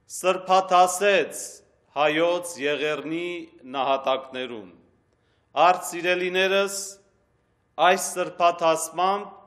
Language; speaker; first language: Armenian; early bilingual, heritage; Armenian